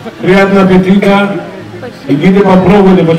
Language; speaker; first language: Russian; non-native, learner; Greek